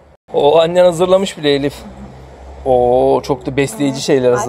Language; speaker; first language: Turkish; native; Turkish